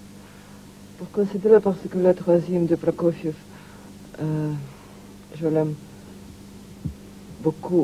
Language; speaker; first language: French; non-native, learner; Russian